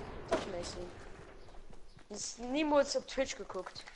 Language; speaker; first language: German; non-native, local second language; Luxembourgish